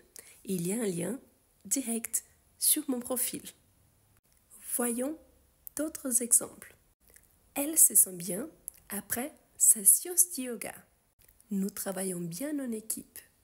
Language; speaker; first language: French; non-native, fluent; Portuguese